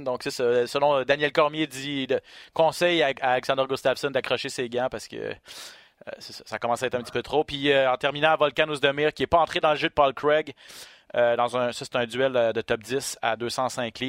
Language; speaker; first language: French; native; French